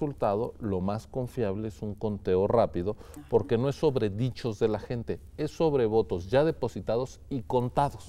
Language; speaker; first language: Spanish; native; Spanish